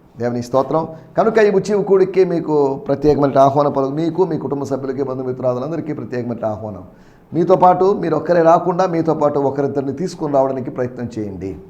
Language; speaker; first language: Telugu; native; Telugu